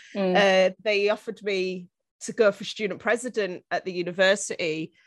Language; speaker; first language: English; native; English